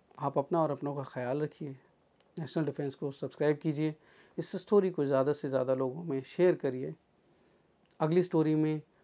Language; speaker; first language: Hindi; native; Hindi